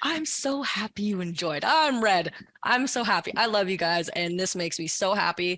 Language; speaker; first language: English; native; English